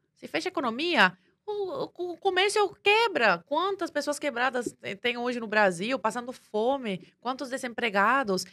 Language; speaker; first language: Portuguese; early bilingual, other home language; Spanish